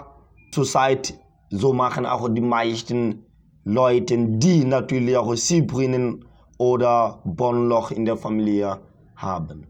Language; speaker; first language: German; non-native, fluent; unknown